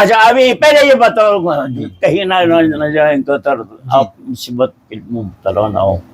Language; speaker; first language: Urdu; non-native, local second language; Balti